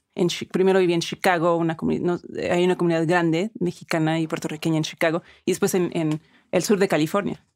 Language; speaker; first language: Spanish; early bilingual, other home language; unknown